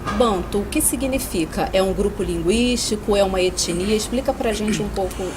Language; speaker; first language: Portuguese; native; Portuguese